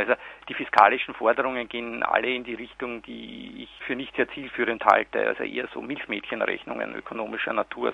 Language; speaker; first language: German; native; German